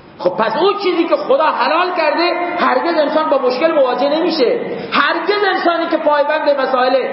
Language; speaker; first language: Persian; non-native, local second language; Baluchi